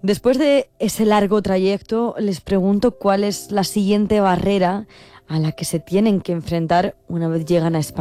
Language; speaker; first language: Spanish; non-native, learner; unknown